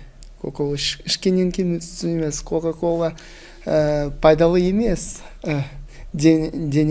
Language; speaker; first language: Kazakh; non-native, local second language; Russian